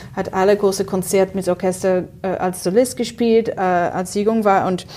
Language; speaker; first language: German; non-native, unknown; English